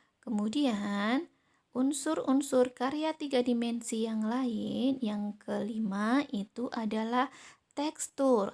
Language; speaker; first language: Indonesian; native; Indonesian